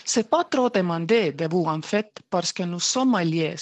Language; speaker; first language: French; non-native, fluent; Estonian